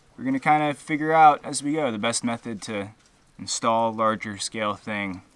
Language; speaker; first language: English; native; English